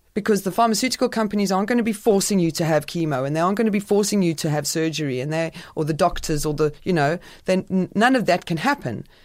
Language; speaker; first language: English; native; English